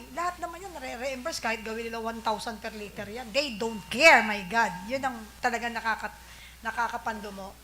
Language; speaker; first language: Filipino; native; Filipino